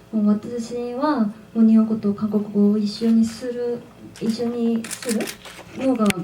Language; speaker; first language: Japanese; non-native, fluent; Korean